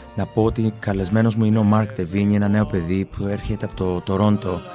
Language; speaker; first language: Greek; early bilingual, other home language; English